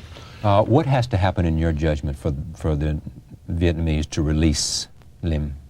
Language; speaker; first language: English; native; English